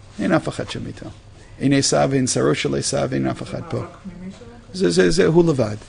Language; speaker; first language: Hebrew; non-native, fluent; English